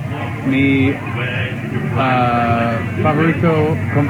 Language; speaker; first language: Spanish; non-native, learner; English